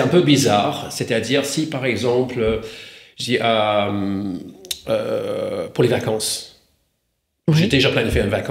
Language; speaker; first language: French; non-native, fluent; English